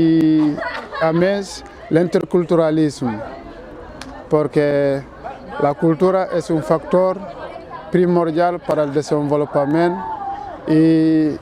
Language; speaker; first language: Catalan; non-native, fluent; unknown